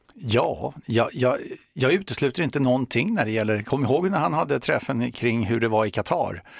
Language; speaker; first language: Swedish; native; Swedish